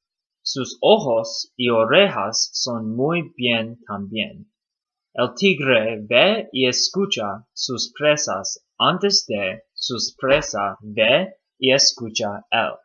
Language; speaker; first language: Spanish; non-native, learner; English